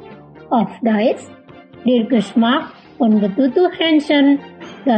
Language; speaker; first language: German; non-native, fluent; Indonesian